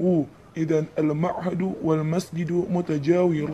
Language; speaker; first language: Arabic; non-native, learner; Indonesian